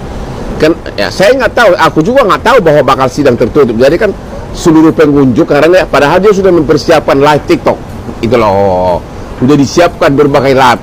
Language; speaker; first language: Indonesian; native; Indonesian